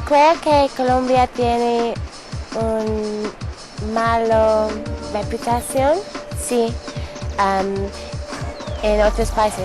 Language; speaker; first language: Spanish; non-native, learner; English